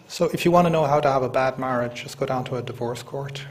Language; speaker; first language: English; native; English